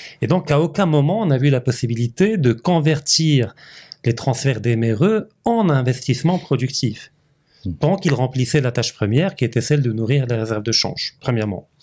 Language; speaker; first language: French; non-native, local second language; Arabic